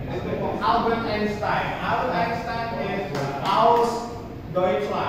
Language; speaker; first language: German; non-native, learner; Indonesian